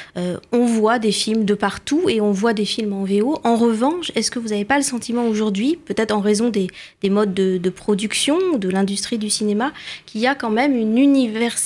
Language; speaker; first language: French; native; French